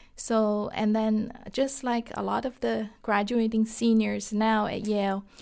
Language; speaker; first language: English; non-native, fluent; Chinese